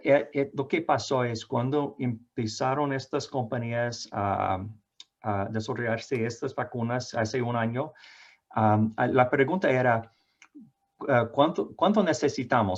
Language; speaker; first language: Spanish; non-native, fluent; English